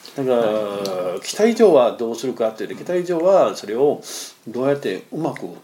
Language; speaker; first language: Japanese; non-native, fluent; Chinese